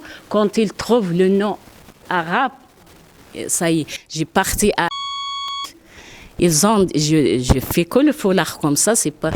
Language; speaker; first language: French; non-native, learner; Arabic